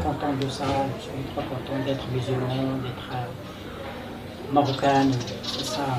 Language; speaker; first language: French; non-native, local second language; Arabic